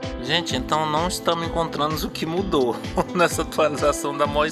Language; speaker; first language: Portuguese; native; Portuguese